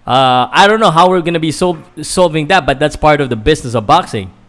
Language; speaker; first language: English; non-native, local second language; Filipino